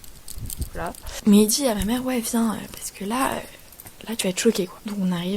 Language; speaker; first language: French; native; French